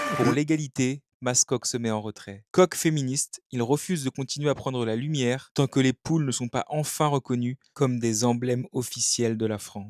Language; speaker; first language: French; native; French